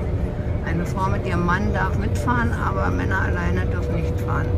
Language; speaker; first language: German; native; German